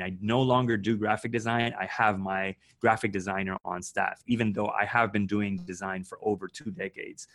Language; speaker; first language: English; early bilingual, other home language; Spanish